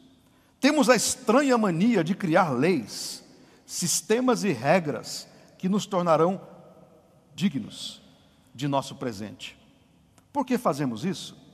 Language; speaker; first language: Portuguese; native; Portuguese